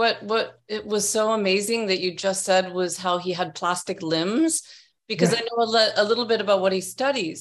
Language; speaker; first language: English; native; English